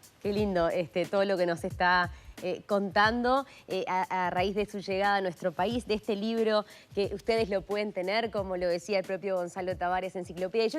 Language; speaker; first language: Spanish; native; Spanish